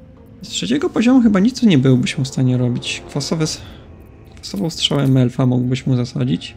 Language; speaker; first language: Polish; native; Polish